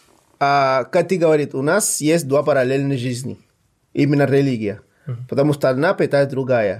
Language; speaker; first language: Russian; non-native, fluent; Spanish